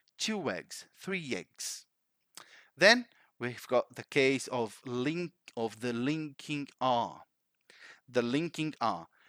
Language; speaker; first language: English; non-native, fluent; Portuguese